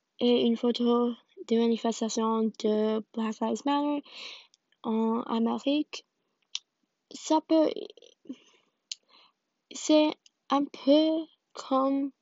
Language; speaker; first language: French; non-native, learner; English